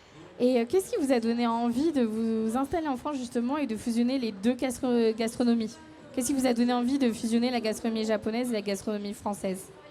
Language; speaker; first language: French; native; French